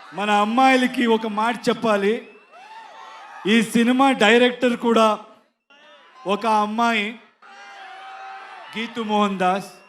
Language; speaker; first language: Telugu; non-native, learner; Kannada